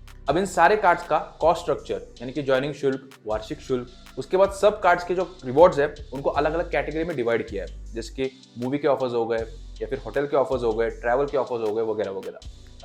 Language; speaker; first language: Hindi; native; Hindi